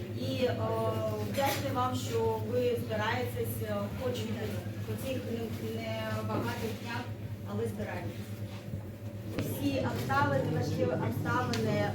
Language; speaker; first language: Ukrainian; non-native, learner; Korean